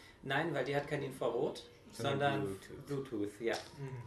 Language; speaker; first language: German; native; German